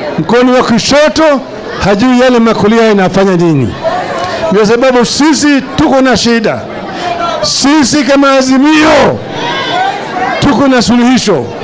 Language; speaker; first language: Swahili; non-native, local second language; Luo (Kenya and Tanzania)